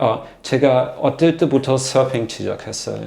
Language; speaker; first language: Korean; non-native, learner; German